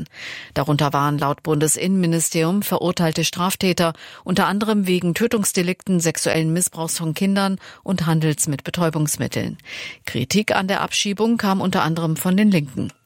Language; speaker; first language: German; native; German